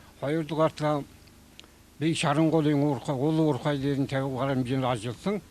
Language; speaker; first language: Mongolian; non-native, local second language; Kazakh